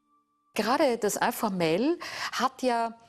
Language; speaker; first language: German; native; German